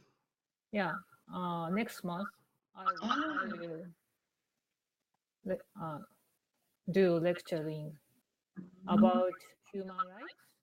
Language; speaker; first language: English; non-native, learner; Japanese